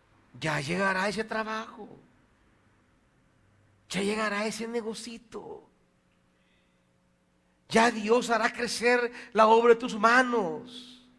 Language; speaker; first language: Spanish; native; Spanish